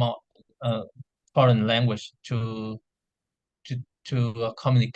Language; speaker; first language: English; non-native, learner; Vietnamese